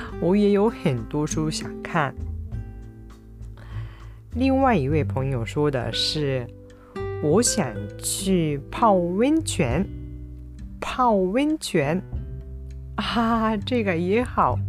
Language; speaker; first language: Chinese; non-native, fluent; Japanese